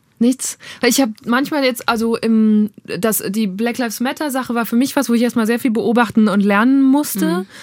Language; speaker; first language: German; native; German